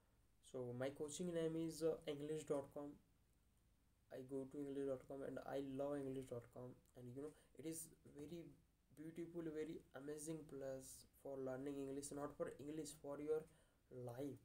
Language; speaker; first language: English; non-native, learner; Hindi